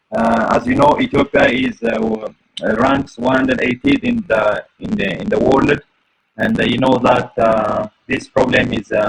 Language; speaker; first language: English; non-native, local second language; Amharic